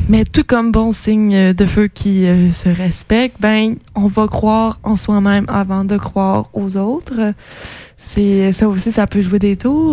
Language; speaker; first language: French; native; French